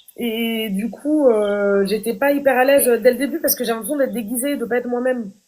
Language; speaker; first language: French; native; French